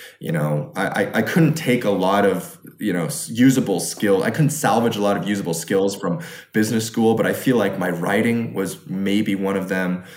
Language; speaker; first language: English; early bilingual, other home language; Chinese